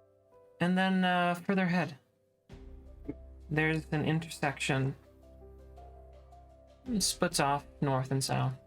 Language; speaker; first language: English; native; English